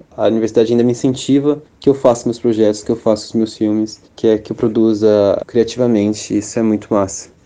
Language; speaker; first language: Portuguese; native; Portuguese